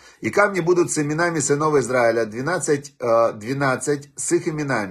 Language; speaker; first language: Russian; native; Russian